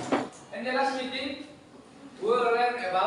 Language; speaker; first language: English; non-native, learner; Indonesian